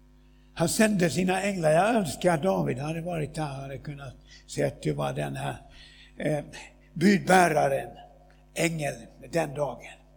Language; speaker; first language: Swedish; non-native, fluent; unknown